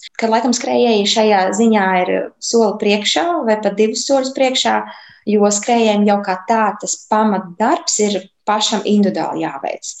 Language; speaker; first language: Latvian; native; Latvian